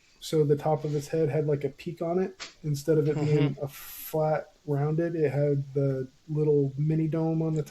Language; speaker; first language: English; native; English